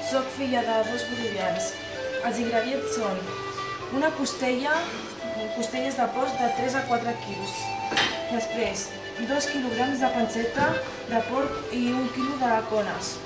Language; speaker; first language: Catalan; early bilingual, other home language; Spanish